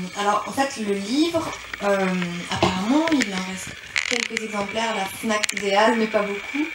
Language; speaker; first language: French; early bilingual, other home language; Persian